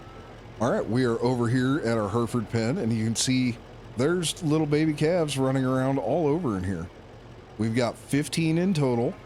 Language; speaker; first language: English; native; English